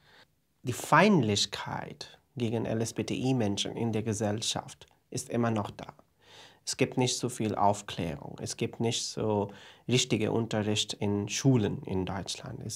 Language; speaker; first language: German; non-native, fluent; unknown